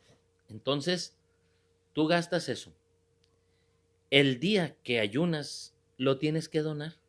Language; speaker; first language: Spanish; native; Spanish